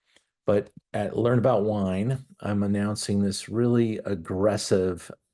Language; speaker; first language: English; native; English